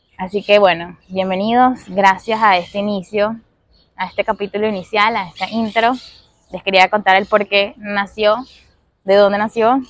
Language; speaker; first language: Spanish; native; Spanish